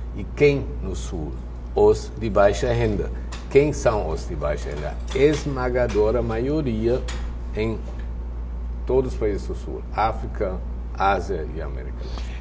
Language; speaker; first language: Portuguese; non-native, fluent; German